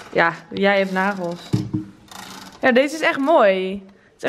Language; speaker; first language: Dutch; native; Dutch